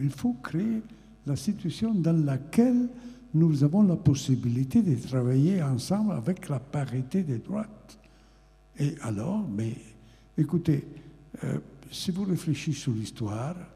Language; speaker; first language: French; non-native, fluent; Italian